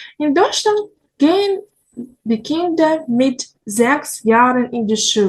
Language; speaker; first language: German; non-native, learner; Ukrainian